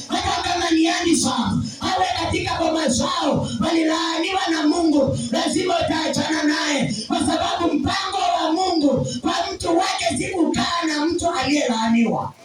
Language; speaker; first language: Swahili; non-native, local second language; Kamba